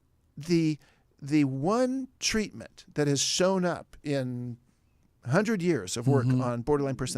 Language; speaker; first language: English; native; English